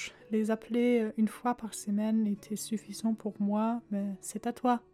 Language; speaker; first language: French; non-native, fluent; German